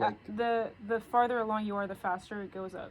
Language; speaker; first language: English; native; English